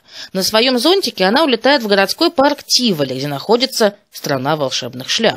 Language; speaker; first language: Russian; native; Russian